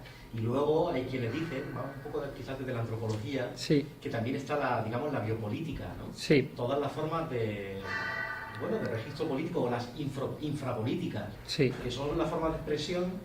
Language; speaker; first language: Spanish; native; Spanish